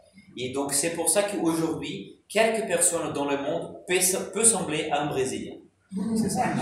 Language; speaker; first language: French; non-native, fluent; Portuguese